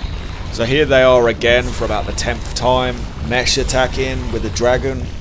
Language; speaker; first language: English; native; English